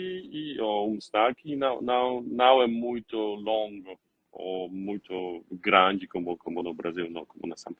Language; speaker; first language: Portuguese; non-native, learner; Polish